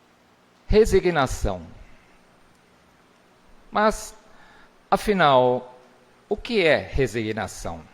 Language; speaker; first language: Portuguese; native; Portuguese